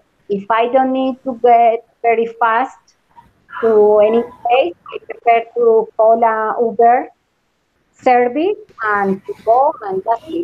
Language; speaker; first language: English; non-native, learner; Spanish